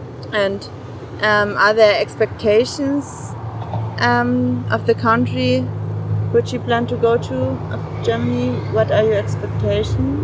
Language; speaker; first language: English; non-native, fluent; German